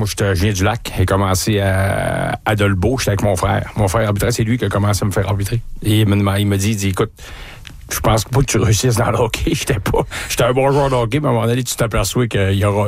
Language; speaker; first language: French; native; French